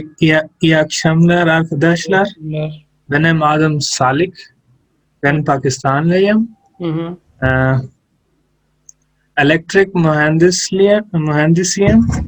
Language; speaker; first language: Turkish; non-native, learner; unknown